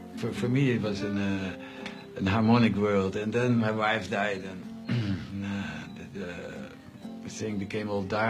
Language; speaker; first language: English; non-native, local second language; Dutch